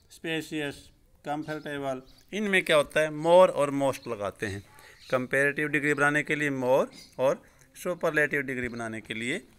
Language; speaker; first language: Hindi; native; Hindi